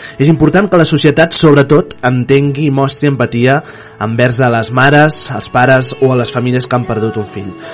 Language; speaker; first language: Catalan; native; Catalan